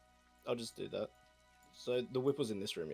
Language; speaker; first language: English; native; English